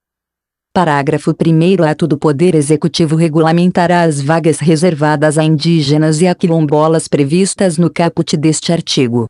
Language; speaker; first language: Portuguese; native; Portuguese